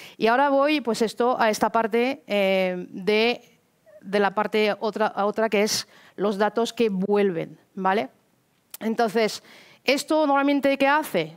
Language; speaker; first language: Spanish; non-native, fluent; French